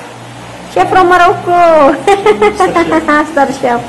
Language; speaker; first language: English; non-native, learner; Indonesian